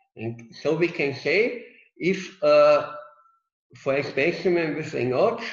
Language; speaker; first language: English; non-native, fluent; German